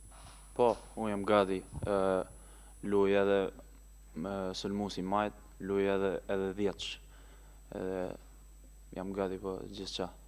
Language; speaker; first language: Albanian; early bilingual, heritage; Albanian